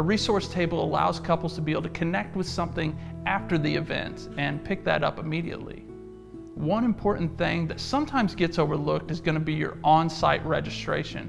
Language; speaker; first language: English; native; English